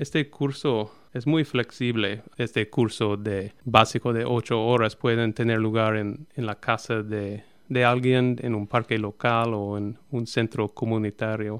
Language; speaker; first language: Spanish; non-native, fluent; English